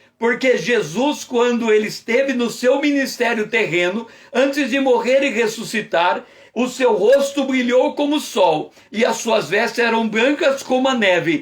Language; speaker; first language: Portuguese; native; Portuguese